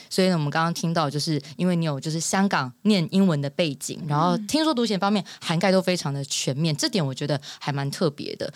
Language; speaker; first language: Chinese; native; Chinese